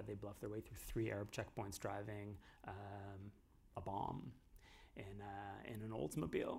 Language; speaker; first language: English; native; English